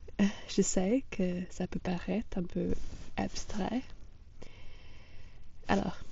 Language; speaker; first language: French; non-native, fluent; English